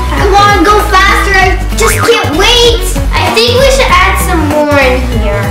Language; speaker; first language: English; non-native, fluent; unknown